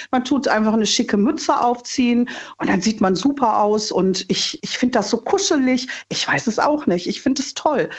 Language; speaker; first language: German; native; German